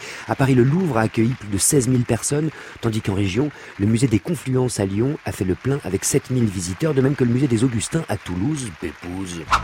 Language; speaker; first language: French; native; French